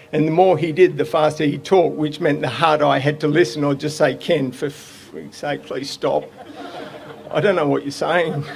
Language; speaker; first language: English; native; English